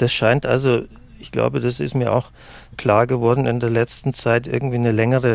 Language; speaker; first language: German; native; German